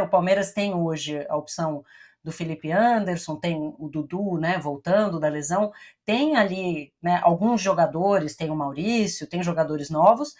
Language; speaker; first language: Portuguese; native; Portuguese